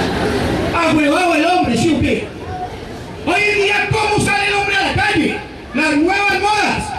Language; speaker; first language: Spanish; native; Spanish